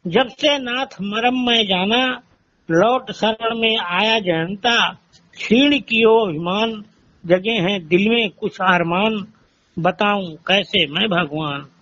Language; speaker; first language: Hindi; native; Hindi